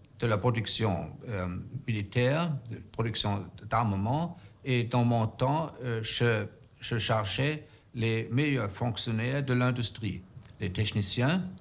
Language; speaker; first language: French; non-native, fluent; German